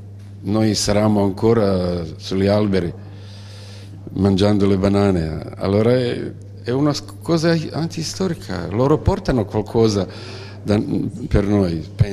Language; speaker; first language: Italian; non-native, fluent; Croatian